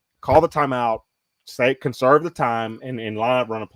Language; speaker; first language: English; native; English